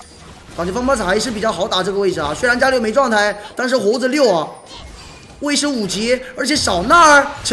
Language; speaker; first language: Chinese; native; Chinese